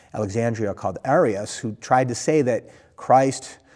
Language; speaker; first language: English; native; English